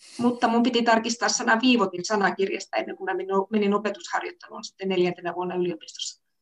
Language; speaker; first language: Finnish; native; Finnish